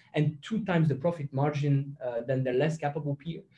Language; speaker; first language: English; non-native, fluent; French